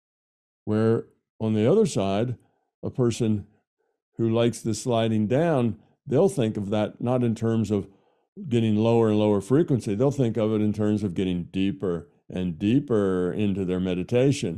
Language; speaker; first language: English; native; English